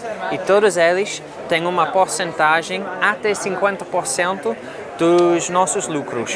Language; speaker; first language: Portuguese; non-native, fluent; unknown